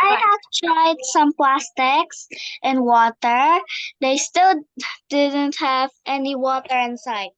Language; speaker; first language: English; non-native, learner; Indonesian